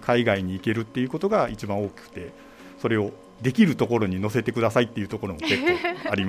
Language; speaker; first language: Japanese; native; Japanese